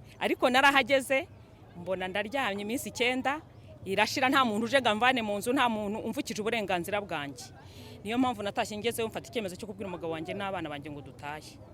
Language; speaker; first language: Kinyarwanda; native; Kinyarwanda